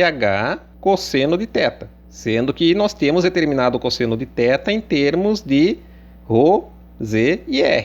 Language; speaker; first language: Portuguese; native; Portuguese